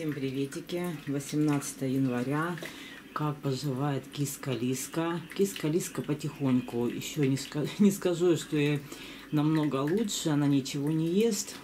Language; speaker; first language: Russian; native; Russian